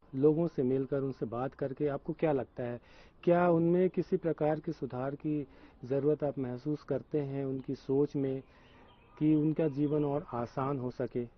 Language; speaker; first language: Hindi; native; Hindi